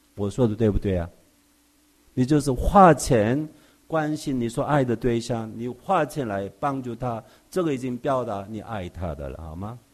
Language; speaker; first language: Chinese; non-native, fluent; Korean